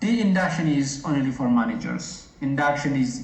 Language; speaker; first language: English; non-native, local second language; Amharic